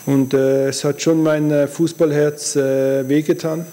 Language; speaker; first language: German; early bilingual, other home language; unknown